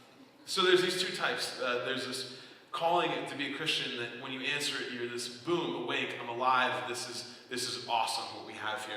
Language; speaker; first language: English; native; English